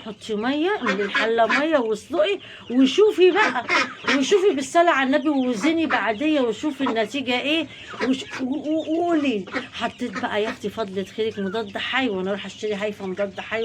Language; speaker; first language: Arabic; native; Arabic